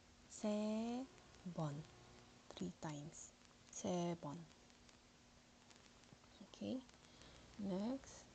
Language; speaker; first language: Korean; non-native, learner; Iloko